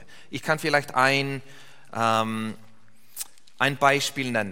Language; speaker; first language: German; non-native, learner; English